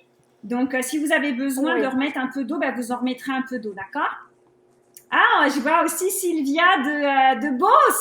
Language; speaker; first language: French; native; French